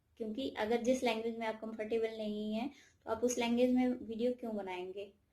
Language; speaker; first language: Hindi; native; Hindi